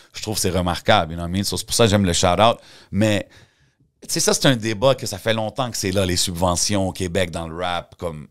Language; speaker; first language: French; early bilingual, heritage; French